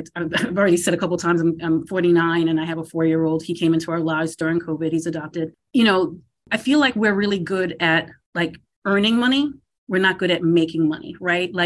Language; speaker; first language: English; native; English